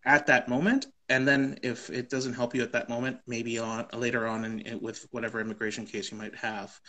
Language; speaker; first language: English; native; English